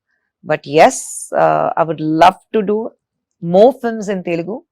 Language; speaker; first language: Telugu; non-native, fluent; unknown